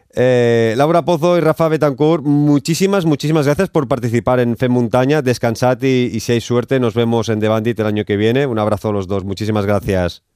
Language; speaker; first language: Spanish; non-native, local second language; Catalan